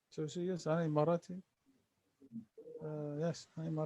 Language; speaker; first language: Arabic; non-native, fluent; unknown